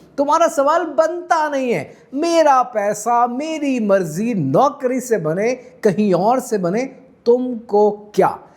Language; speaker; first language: Urdu; non-native, local second language; Punjabi